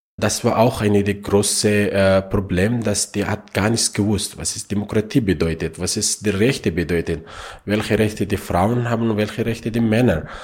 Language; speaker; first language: German; non-native, learner; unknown